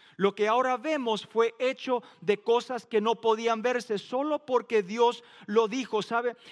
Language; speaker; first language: Spanish; non-native, local second language; Plautdietsch